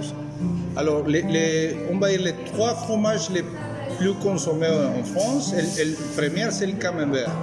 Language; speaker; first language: French; non-native, fluent; Spanish